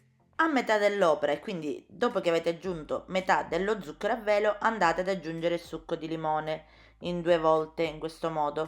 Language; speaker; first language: Italian; native; Italian